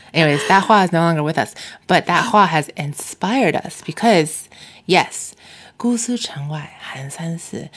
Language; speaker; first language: English; early bilingual, other home language; Chinese